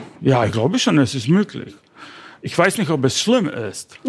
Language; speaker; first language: German; non-native, fluent; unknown